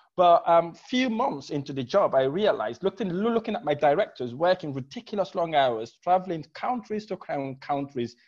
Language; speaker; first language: English; non-native, fluent; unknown